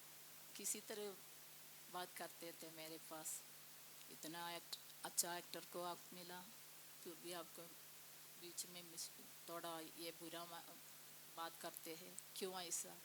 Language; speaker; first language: Hindi; non-native, local second language; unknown